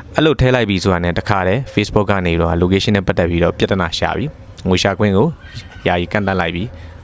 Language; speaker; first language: Burmese; non-native, local second language; Shan